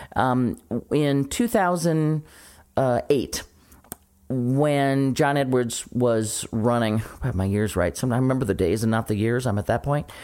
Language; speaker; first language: English; native; English